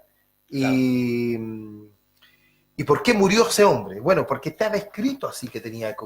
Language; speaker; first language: Spanish; native; Spanish